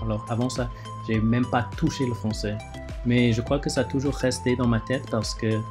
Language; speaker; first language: French; early bilingual, other home language; Chinese